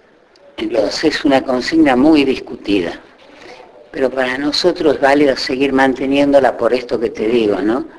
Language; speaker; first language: Spanish; native; Spanish